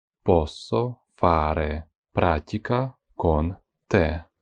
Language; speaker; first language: Italian; non-native, fluent; Ukrainian